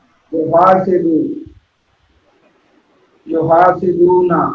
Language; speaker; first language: Arabic; non-native, learner; Urdu